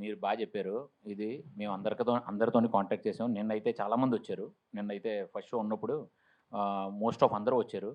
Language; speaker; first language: Telugu; native; Telugu